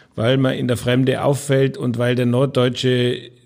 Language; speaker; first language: German; native; German